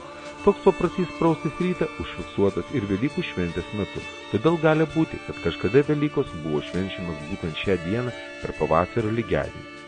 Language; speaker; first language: Lithuanian; native; Lithuanian